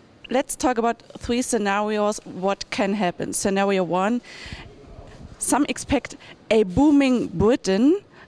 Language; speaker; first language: English; non-native, fluent; German